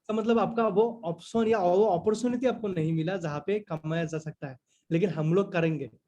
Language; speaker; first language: Hindi; non-native, local second language; Assamese